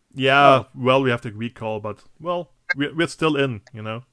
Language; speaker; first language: English; non-native, fluent; German